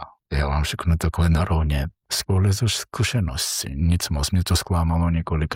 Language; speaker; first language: Czech; non-native, fluent; Georgian